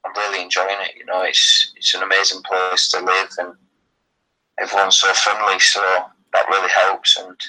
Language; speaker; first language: English; native; English